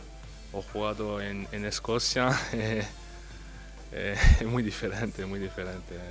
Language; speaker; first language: Spanish; non-native, fluent; French